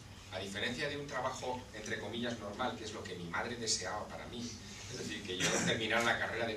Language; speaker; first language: Spanish; native; Spanish